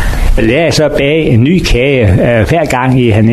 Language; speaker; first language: Danish; native; Danish